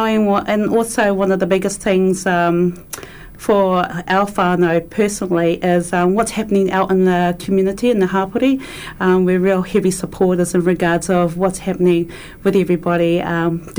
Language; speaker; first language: English; native; English